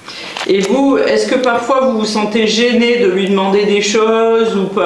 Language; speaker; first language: French; native; French